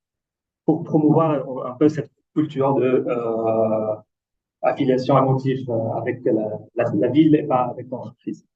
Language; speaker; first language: French; non-native, fluent; Italian